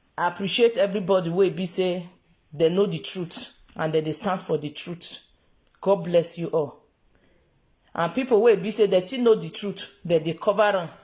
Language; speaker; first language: Nigerian Pidgin; non-native, local second language; Yoruba